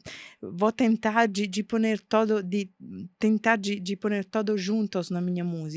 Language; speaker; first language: Portuguese; non-native, fluent; Italian